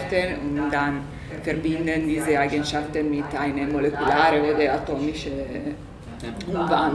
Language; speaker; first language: German; non-native, learner; Italian